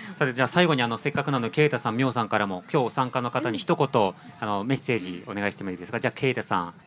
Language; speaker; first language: Japanese; native; Japanese